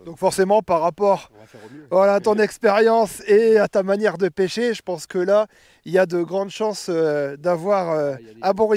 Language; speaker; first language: French; native; French